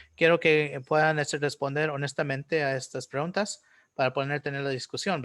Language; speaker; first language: Spanish; early bilingual, heritage; Spanish